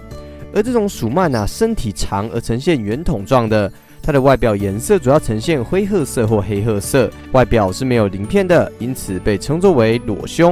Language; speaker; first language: Chinese; native; Chinese